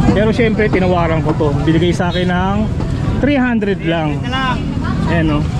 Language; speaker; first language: Filipino; native; Filipino